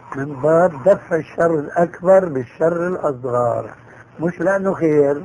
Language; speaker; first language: Arabic; early bilingual, other home language; Albanian